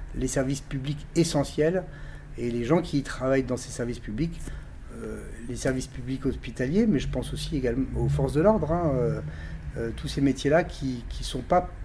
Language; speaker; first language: French; native; French